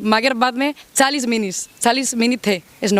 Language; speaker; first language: Hindi; non-native, learner; Spanish